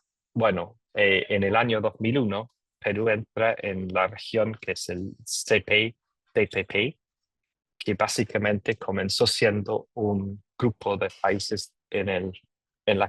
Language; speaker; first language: Spanish; non-native, fluent; English